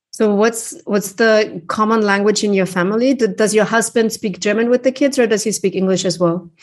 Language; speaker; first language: English; non-native, fluent; German